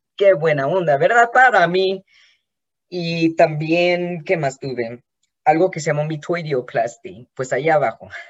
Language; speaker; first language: Spanish; early bilingual, heritage; Spanish